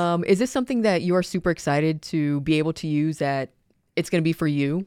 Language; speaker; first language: English; early bilingual, other home language; Spanish